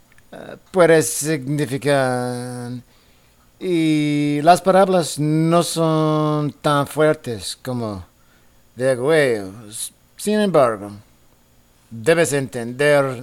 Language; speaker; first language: Spanish; non-native, learner; English